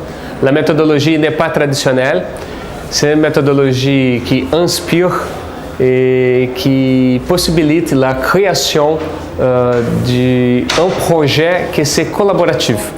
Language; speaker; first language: French; non-native, fluent; Portuguese